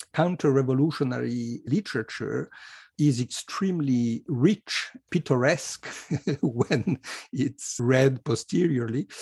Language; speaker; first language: English; non-native, fluent; Italian